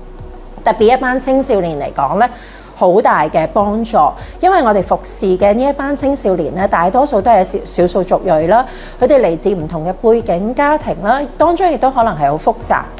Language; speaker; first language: Cantonese; native; Cantonese